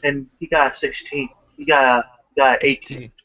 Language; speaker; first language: English; native; English